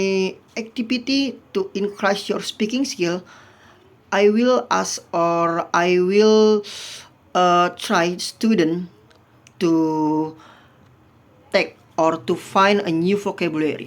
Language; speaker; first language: English; non-native, fluent; Indonesian